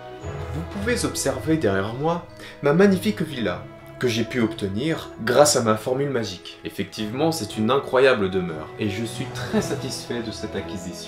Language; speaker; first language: French; native; French